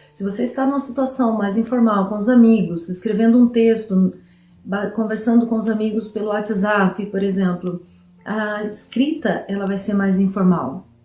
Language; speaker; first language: Portuguese; native; Portuguese